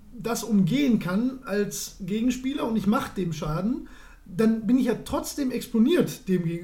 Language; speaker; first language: German; native; German